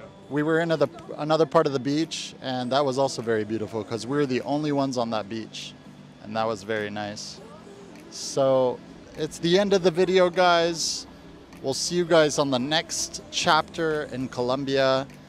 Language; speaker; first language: English; native; English